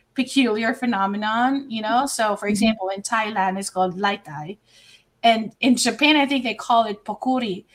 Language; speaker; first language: English; non-native, local second language; Filipino